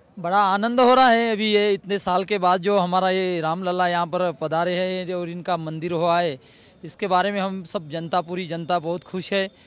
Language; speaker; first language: Hindi; non-native, local second language; Marathi